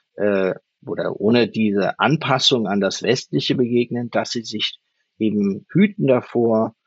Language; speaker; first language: German; native; German